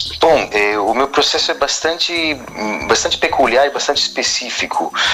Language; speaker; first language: Portuguese; non-native, fluent; Spanish